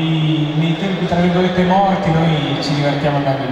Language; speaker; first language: Italian; native; Italian